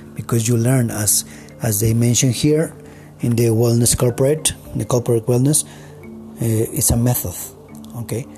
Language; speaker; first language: English; non-native, fluent; Spanish